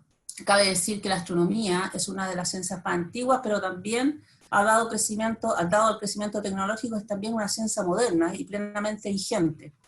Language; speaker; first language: Spanish; native; Spanish